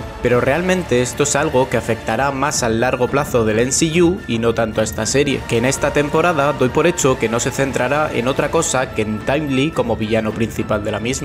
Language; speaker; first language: Spanish; native; Spanish